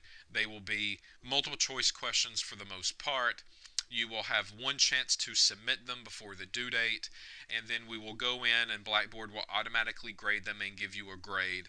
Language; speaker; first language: English; native; English